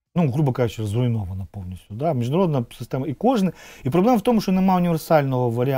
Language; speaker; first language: Ukrainian; non-native, local second language; Russian